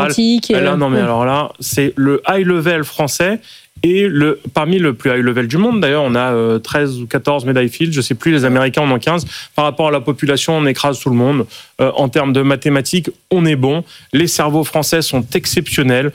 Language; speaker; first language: French; native; French